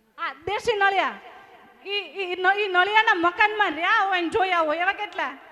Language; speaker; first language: Gujarati; native; Gujarati